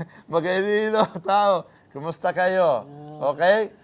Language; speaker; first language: Filipino; non-native, learner; Arabic